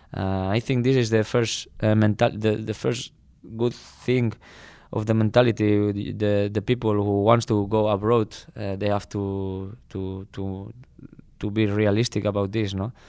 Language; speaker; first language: English; non-native, fluent; Spanish